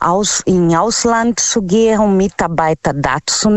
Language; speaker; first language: German; non-native, learner; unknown